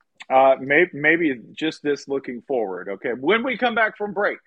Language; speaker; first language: English; native; English